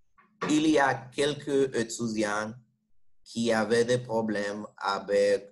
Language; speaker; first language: French; non-native, fluent; Spanish